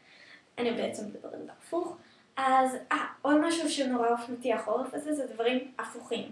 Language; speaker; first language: Hebrew; native; Hebrew